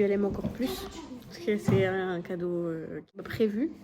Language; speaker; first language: French; native; French